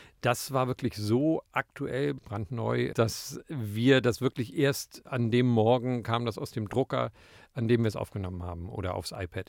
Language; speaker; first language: German; native; German